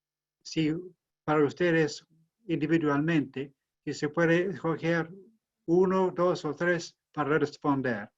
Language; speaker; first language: Spanish; non-native, fluent; English